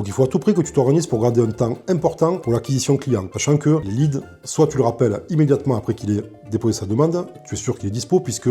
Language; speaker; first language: French; native; French